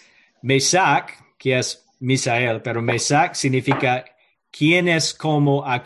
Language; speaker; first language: Spanish; non-native, learner; English